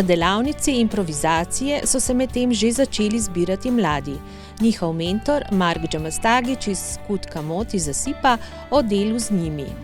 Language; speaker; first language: Slovenian; native; Slovenian